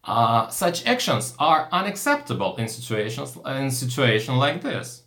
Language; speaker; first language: English; non-native, fluent; Russian